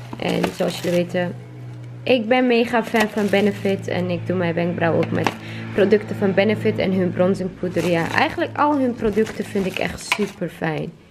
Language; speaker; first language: Dutch; non-native, fluent; Chechen